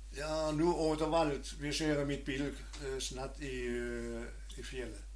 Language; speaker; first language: Norwegian; non-native, learner; German